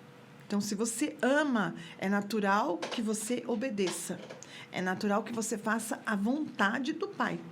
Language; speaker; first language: Portuguese; native; Portuguese